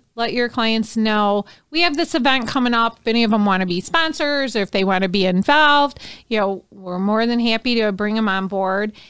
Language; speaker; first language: English; native; English